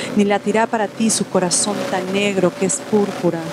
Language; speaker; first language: Spanish; native; Spanish